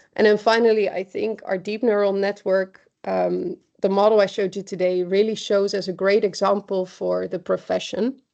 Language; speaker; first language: English; non-native, fluent; Dutch